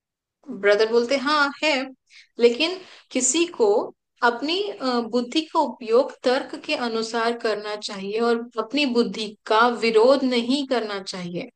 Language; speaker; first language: Hindi; native; Hindi